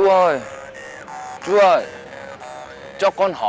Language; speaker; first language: Vietnamese; non-native, fluent; Korean